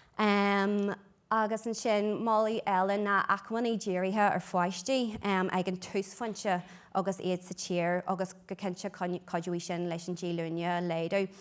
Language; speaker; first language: Irish; non-native, local second language; English